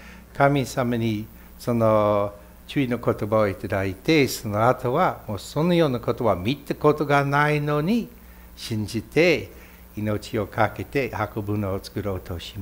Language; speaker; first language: Japanese; non-native, fluent; English